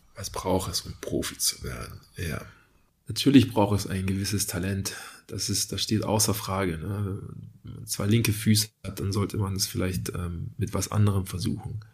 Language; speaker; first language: German; early bilingual, other home language; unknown